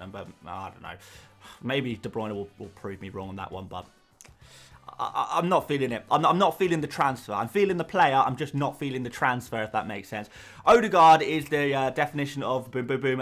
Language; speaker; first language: English; native; English